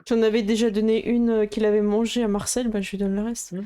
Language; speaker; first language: French; native; French